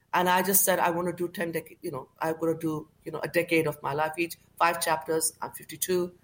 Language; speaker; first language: English; non-native, local second language; Urdu